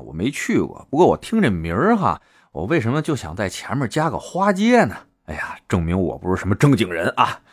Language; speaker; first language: Chinese; native; Chinese